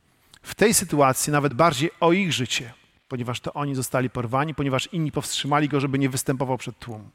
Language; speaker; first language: Polish; native; Polish